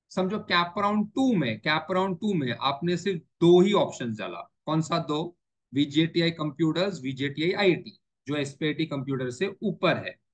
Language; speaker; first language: Hindi; native; Hindi